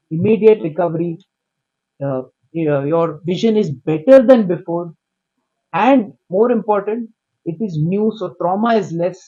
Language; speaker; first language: English; non-native, local second language; Tamil